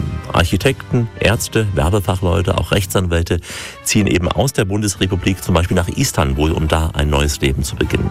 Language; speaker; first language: German; native; German